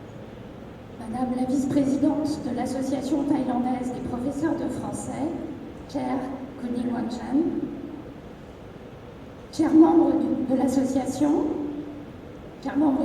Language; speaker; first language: French; native; French